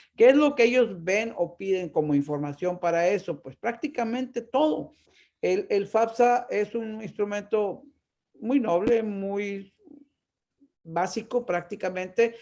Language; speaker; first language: Spanish; native; Spanish